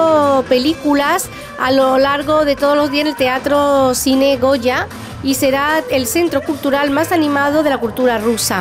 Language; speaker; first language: Spanish; native; Spanish